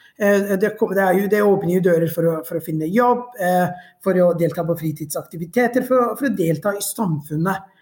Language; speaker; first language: Norwegian; non-native, fluent; Somali